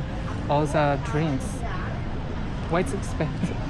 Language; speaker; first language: English; non-native, learner; Filipino